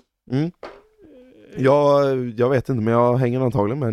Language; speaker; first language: Swedish; native; Swedish